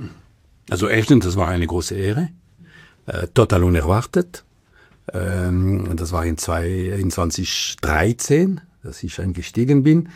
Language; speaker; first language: German; non-native, local second language; French